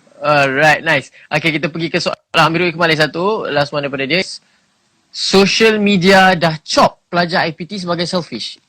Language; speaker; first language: Malay; native; Malay